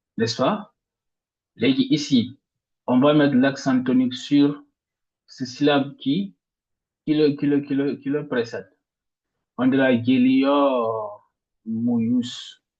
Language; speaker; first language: French; non-native, local second language; Arabic